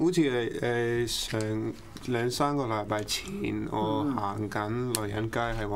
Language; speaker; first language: Cantonese; early bilingual, other home language; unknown